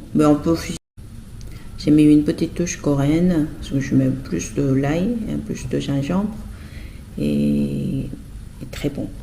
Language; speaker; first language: French; non-native, learner; Korean